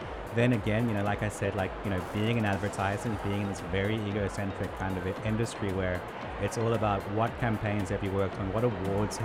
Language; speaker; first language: English; native; English